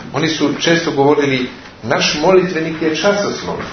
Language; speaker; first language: Serbian; early bilingual, heritage; Serbian